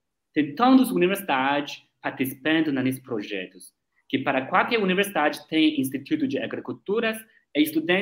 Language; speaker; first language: Portuguese; non-native, learner; Chinese